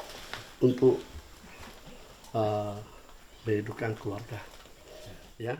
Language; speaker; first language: Indonesian; native; Indonesian